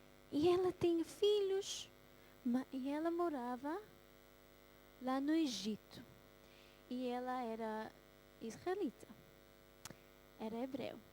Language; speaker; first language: Portuguese; early bilingual, heritage; Portuguese